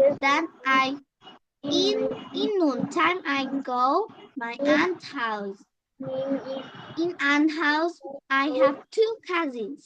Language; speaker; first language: English; non-native, learner; Bangla